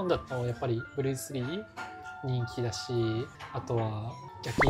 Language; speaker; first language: Japanese; native; Japanese